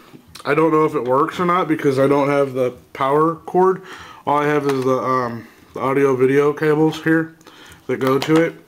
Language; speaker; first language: English; native; English